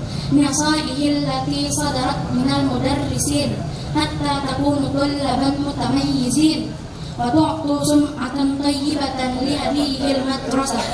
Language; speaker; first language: Arabic; non-native, learner; Indonesian